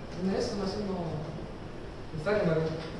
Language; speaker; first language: Arabic; native; Arabic